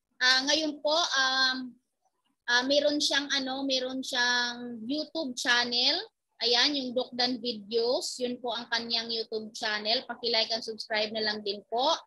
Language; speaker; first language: Filipino; native; Filipino